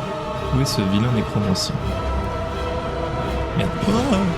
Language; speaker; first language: French; native; French